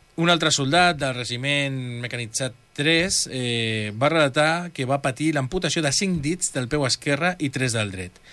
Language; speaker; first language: Catalan; native; Catalan